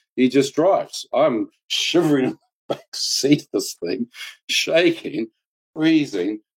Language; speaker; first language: English; native; English